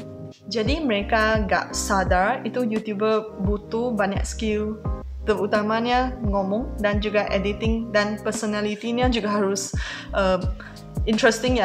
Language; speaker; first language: Indonesian; non-native, fluent; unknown